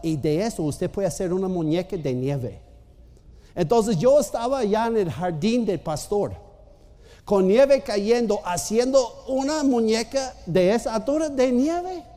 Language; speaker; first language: Spanish; non-native, fluent; English